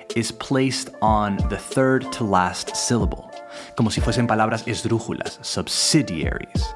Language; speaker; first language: English; native; English